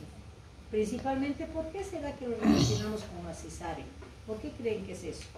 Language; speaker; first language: Spanish; native; Spanish